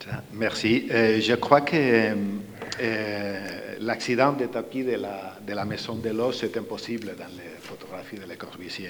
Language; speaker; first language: French; non-native, fluent; Spanish